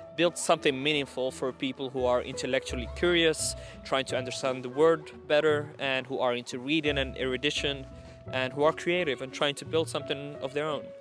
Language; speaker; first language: English; non-native, fluent; Arabic